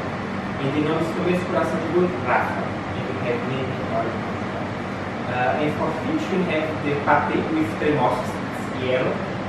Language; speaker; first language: English; non-native, learner; Portuguese